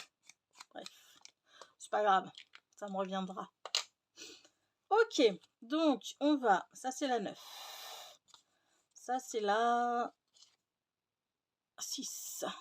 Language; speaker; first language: French; native; French